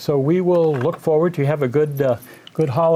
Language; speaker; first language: English; native; English